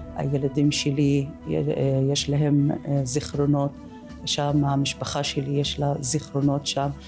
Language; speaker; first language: Hebrew; non-native, local second language; Arabic